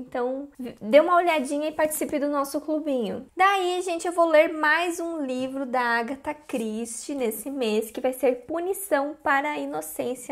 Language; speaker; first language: Portuguese; native; Portuguese